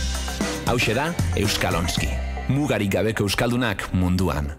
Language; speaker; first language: Basque; native; Basque